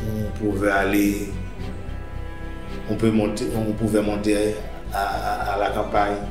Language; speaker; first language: French; non-native, local second language; Haitian Creole